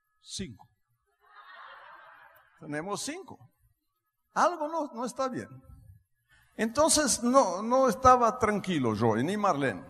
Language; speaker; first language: Spanish; non-native, fluent; Portuguese